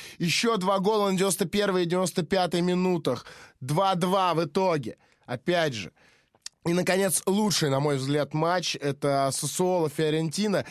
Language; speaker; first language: Russian; native; Russian